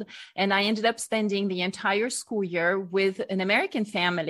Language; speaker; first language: English; non-native, fluent; French